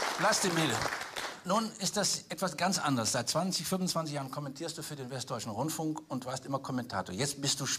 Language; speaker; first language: German; native; German